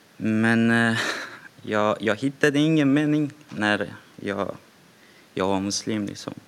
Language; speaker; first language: Swedish; non-native, fluent; Persian